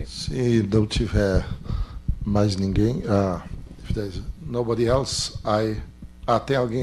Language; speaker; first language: Portuguese; native; Portuguese